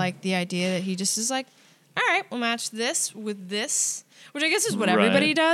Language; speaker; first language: English; native; English